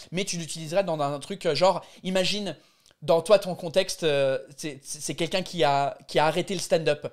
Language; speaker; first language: French; non-native, fluent; English